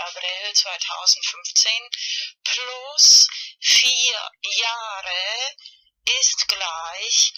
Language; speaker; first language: German; non-native, fluent; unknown